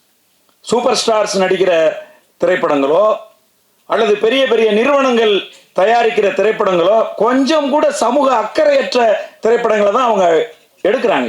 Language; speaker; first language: Tamil; native; Tamil